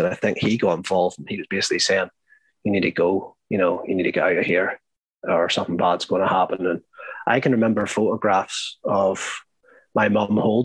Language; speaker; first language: English; native; English